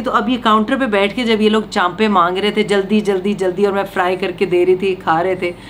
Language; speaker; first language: Urdu; non-native, local second language; Punjabi